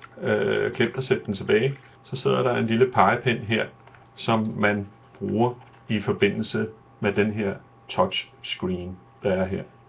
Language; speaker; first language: Danish; native; Danish